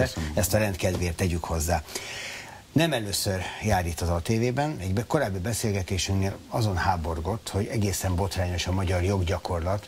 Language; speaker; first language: Hungarian; native; Hungarian